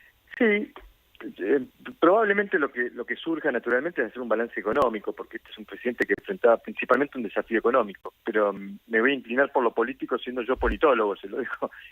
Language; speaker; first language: Spanish; native; Spanish